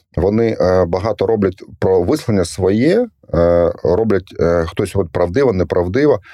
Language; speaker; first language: Ukrainian; non-native, local second language; Russian